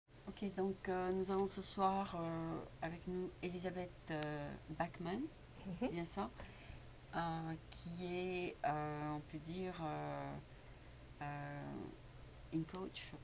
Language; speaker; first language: French; native; French